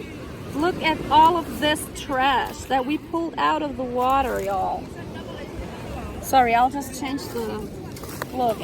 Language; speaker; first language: English; non-native, fluent; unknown